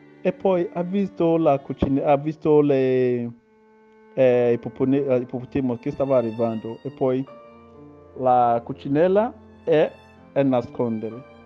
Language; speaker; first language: Italian; non-native, learner; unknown